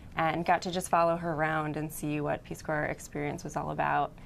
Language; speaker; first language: English; native; English